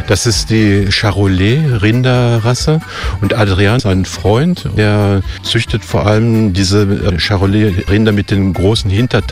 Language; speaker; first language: German; native; German